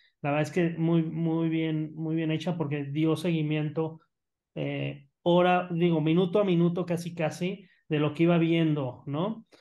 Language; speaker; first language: Spanish; native; Spanish